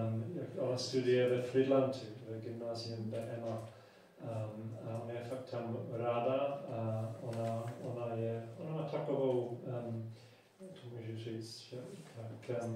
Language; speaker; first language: Czech; non-native, fluent; English